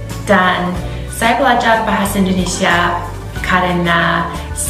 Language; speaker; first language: Indonesian; non-native, learner; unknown